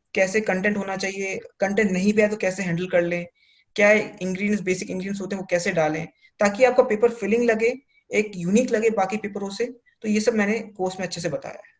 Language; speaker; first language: Hindi; early bilingual, heritage; Hindi